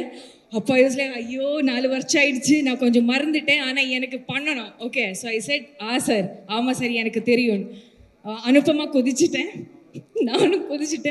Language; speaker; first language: Tamil; non-native, learner; Malayalam